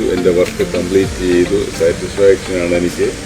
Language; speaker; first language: Malayalam; native; Malayalam